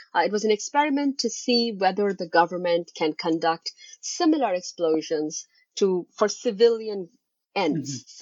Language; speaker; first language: English; non-native, local second language; Bangla